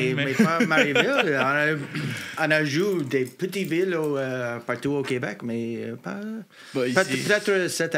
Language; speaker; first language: French; non-native, local second language; English